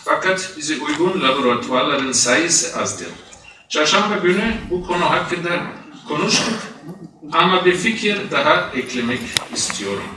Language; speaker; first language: Turkish; non-native, fluent; German